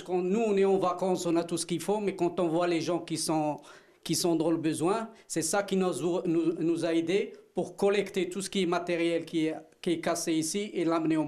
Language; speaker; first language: French; non-native, local second language; Arabic